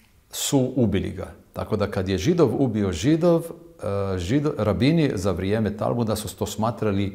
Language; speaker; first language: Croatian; non-native, fluent; Hebrew